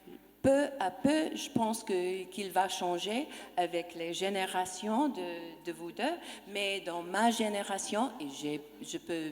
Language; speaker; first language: French; non-native, learner; English